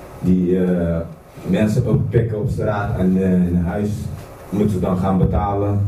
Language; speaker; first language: Dutch; non-native, fluent; Kurdish